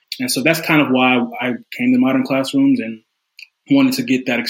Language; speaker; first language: English; native; English